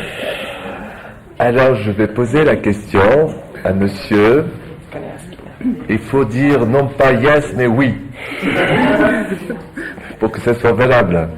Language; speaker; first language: French; native; French